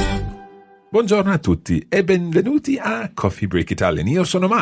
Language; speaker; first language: Italian; non-native, fluent; English